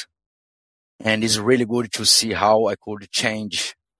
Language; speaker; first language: English; non-native, fluent; Portuguese